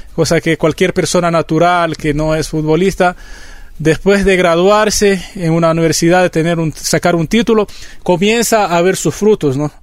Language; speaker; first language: Spanish; native; Spanish